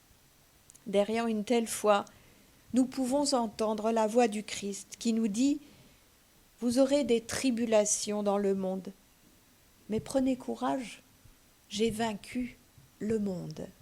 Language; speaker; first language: French; native; French